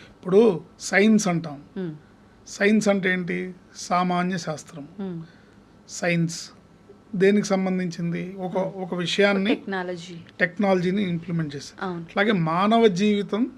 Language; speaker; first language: Telugu; native; Telugu